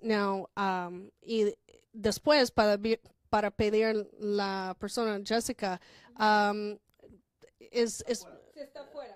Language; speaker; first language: Spanish; non-native, fluent; English